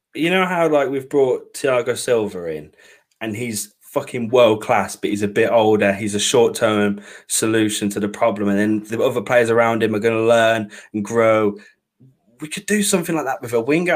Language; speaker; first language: English; native; English